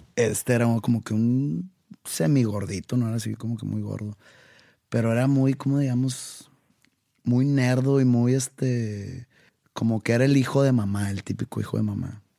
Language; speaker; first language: Spanish; native; Spanish